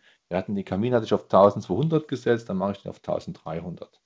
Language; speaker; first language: German; native; German